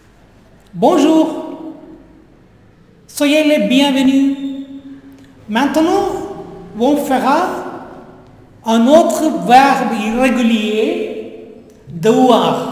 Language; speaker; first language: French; non-native, learner; Tamil